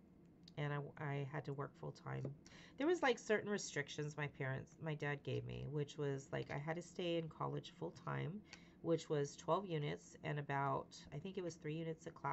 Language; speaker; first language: English; native; English